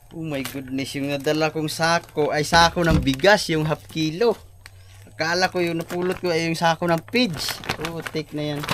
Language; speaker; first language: Filipino; non-native, local second language; Cebuano